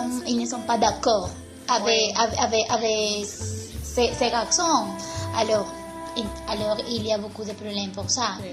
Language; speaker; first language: French; non-native, learner; Spanish